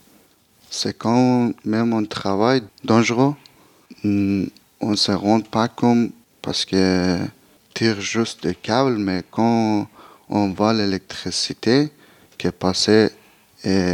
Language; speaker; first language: French; non-native, learner; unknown